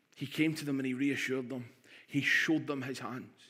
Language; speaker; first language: English; native; English